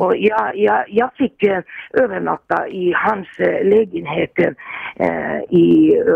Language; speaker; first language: Swedish; non-native, fluent; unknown